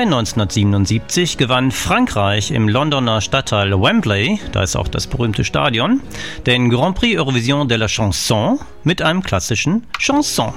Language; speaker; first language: German; native; German